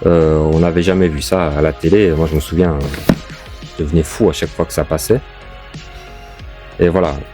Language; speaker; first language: French; native; French